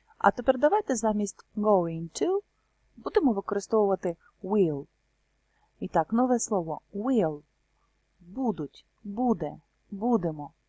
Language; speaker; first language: Ukrainian; native; Ukrainian